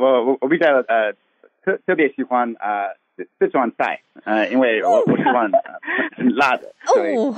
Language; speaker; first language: Chinese; non-native, learner; English